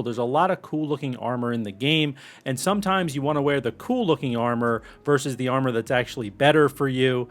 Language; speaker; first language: English; native; English